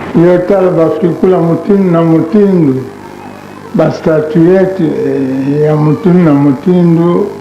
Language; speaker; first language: Lingala; non-native, local second language; Kongo